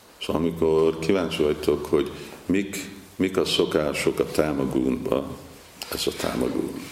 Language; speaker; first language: Hungarian; non-native, fluent; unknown